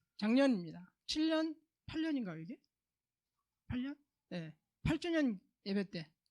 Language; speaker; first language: Korean; native; Korean